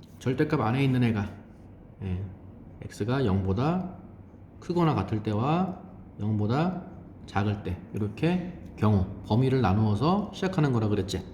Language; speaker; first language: Korean; native; Korean